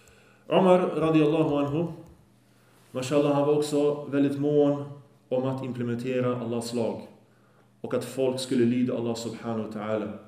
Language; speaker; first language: Swedish; early bilingual, other home language; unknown